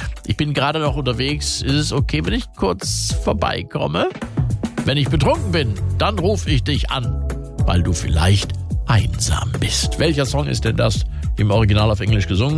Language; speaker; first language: German; native; German